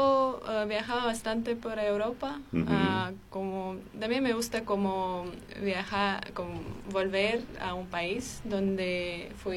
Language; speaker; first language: Spanish; non-native, fluent; Armenian